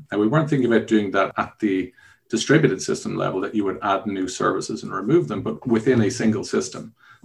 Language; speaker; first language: English; native; English